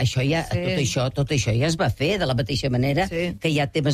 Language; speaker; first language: Catalan; native; Catalan